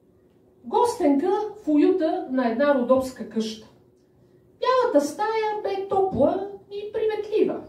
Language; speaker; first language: Bulgarian; native; Bulgarian